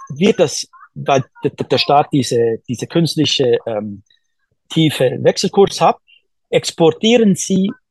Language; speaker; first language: German; native; German